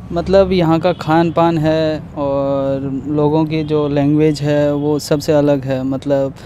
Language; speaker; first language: Hindi; native; Hindi